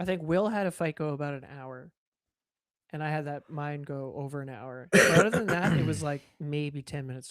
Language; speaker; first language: English; native; English